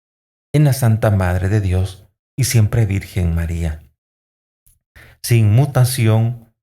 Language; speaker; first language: Spanish; native; Spanish